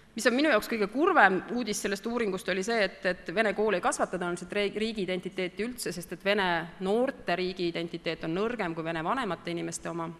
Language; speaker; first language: Estonian; native; Estonian